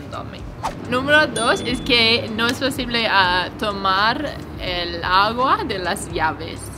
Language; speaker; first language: Spanish; non-native, learner; English